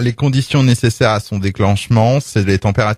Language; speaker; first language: French; native; French